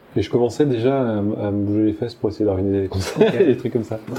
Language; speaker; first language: French; native; French